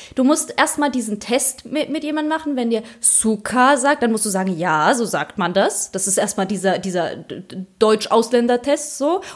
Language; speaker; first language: German; early bilingual, other home language; Polish